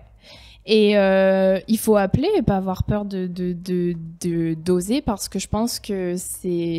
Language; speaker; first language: French; native; French